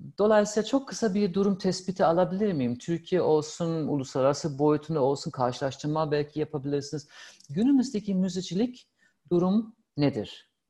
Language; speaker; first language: Turkish; non-native, fluent; German